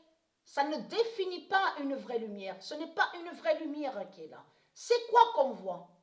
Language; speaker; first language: French; native; French